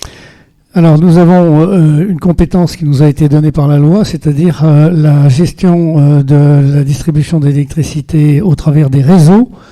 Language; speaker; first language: French; native; French